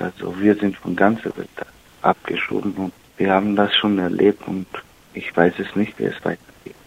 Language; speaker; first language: German; non-native, learner; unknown